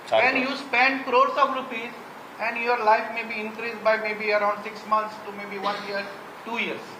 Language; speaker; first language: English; non-native, local second language; Konkani